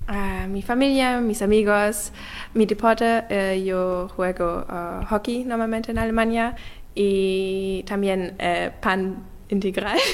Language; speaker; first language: Spanish; non-native, learner; German